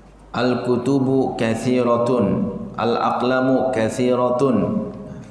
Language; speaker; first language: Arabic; non-native, fluent; Indonesian